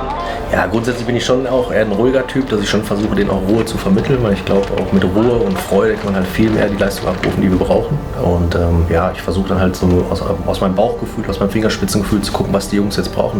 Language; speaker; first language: German; native; German